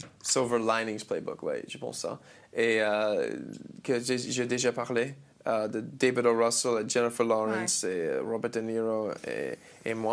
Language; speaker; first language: French; non-native, learner; English